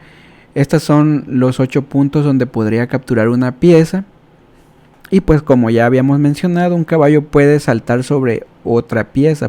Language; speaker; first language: Spanish; native; Spanish